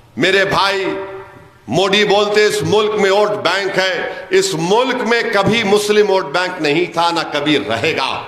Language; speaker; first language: Urdu; native; Urdu